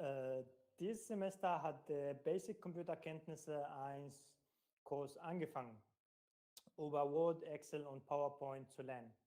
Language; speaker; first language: German; non-native, fluent; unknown